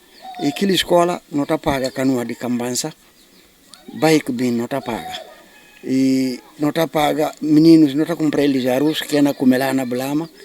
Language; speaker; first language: Portuguese; non-native, learner; Upper Guinea Crioulo